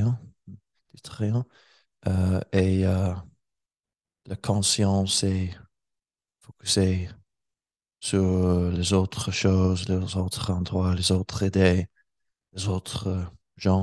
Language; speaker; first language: French; non-native, learner; English